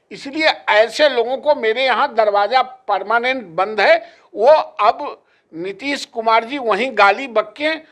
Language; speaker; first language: Hindi; native; Hindi